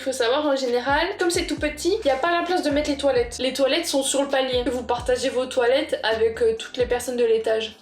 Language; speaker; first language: French; native; French